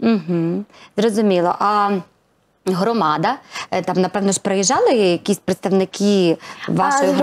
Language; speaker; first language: Ukrainian; native; Ukrainian